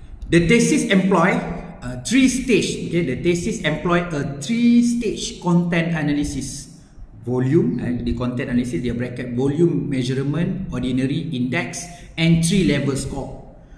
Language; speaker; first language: English; non-native, local second language; Malay